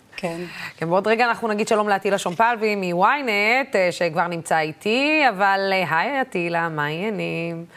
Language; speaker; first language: Hebrew; native; Hebrew